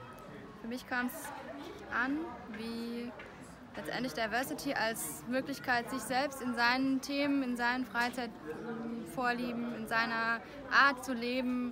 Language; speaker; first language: German; native; German